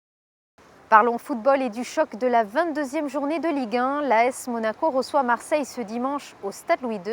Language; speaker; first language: French; native; French